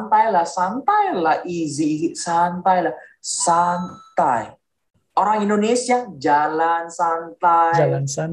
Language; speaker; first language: Indonesian; non-native, fluent; Korean